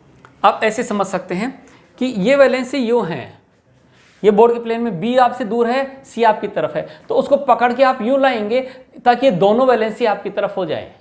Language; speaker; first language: Hindi; native; Hindi